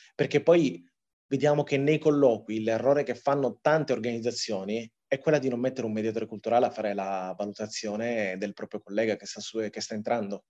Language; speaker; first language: Italian; early bilingual, other home language; Tigrinya